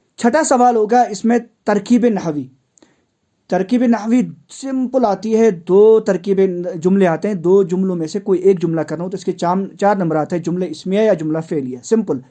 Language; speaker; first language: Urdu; non-native, local second language; Kashmiri